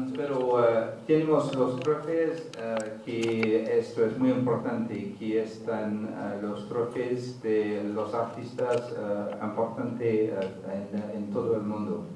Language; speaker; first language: Spanish; non-native, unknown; English